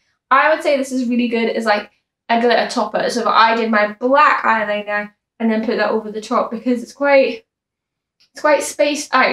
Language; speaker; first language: English; native; English